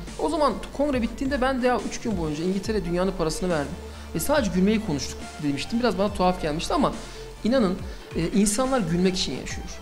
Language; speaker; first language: Turkish; early bilingual, heritage; Turkish